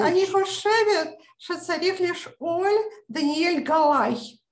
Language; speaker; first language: Hebrew; non-native, learner; Russian